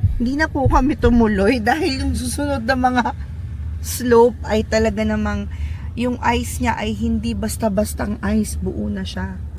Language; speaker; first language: Filipino; native; Filipino